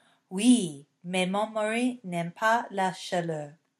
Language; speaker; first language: French; non-native, learner; English